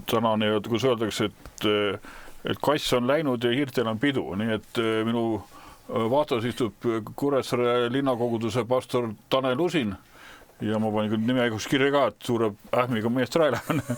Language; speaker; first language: Estonian; native; Estonian